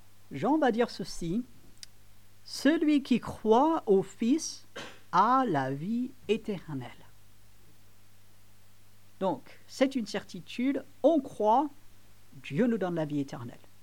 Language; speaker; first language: French; non-native, fluent; English